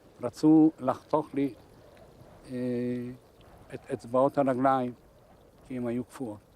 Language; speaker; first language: Hebrew; non-native, fluent; Hungarian